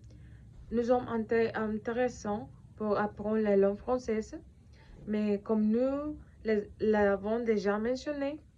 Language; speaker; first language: French; non-native, fluent; Spanish